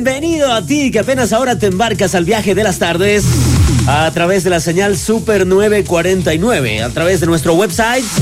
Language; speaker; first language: Spanish; native; Spanish